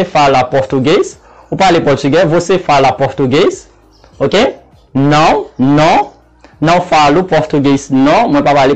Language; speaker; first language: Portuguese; non-native, learner; Haitian Creole